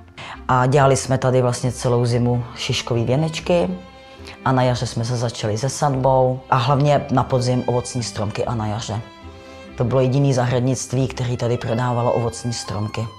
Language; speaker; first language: Czech; native; Czech